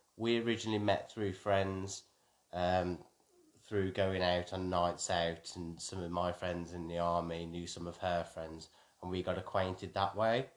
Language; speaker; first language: English; native; English